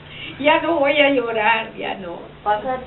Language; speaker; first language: Spanish; native; Spanish